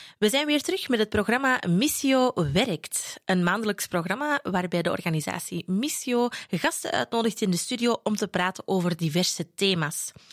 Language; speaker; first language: Dutch; native; Dutch